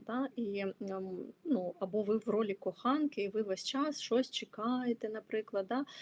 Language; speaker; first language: Ukrainian; non-native, local second language; Russian